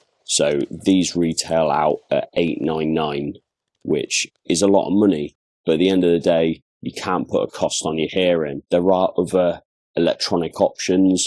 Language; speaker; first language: English; native; English